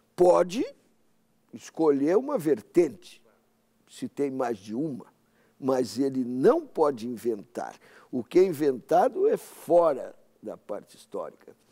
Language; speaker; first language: Portuguese; native; Portuguese